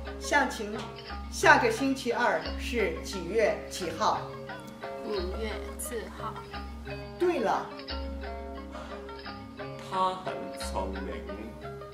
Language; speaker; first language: Chinese; non-native, learner; English